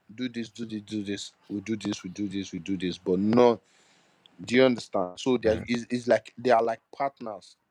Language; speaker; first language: English; non-native, local second language; Yoruba